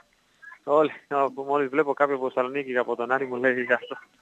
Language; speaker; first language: Greek; non-native, learner; Spanish